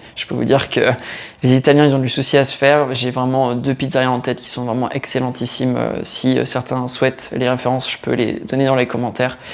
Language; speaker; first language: French; native; French